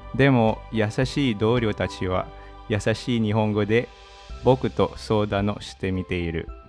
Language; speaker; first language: Japanese; non-native, fluent; Filipino